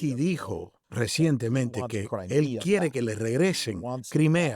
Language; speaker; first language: Spanish; native; Spanish